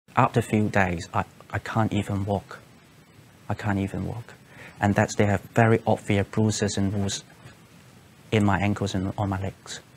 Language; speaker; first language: English; non-native, local second language; Cantonese